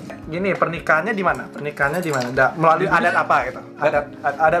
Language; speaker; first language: Indonesian; native; Indonesian